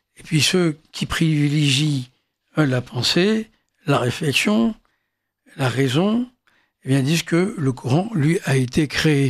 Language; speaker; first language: French; native; French